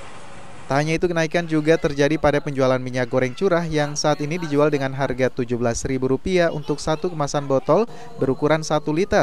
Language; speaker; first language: Indonesian; native; Indonesian